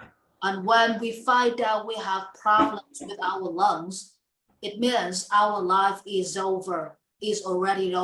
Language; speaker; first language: English; non-native, fluent; Vietnamese